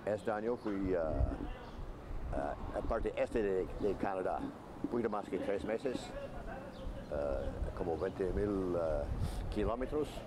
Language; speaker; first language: Spanish; non-native, fluent; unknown